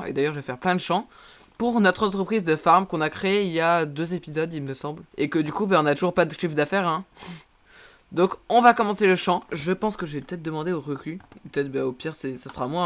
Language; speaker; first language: French; native; French